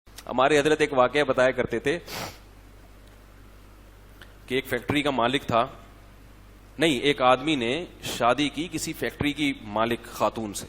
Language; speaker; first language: Urdu; native; Urdu